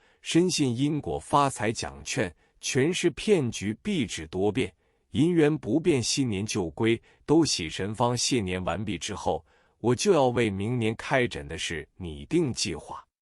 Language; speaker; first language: Chinese; native; Chinese